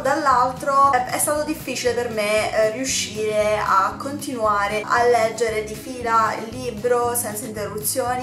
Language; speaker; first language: Italian; native; Italian